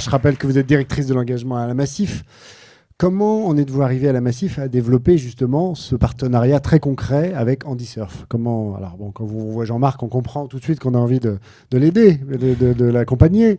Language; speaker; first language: French; native; French